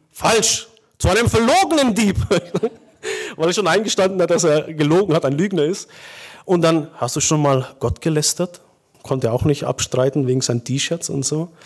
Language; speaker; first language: German; native; German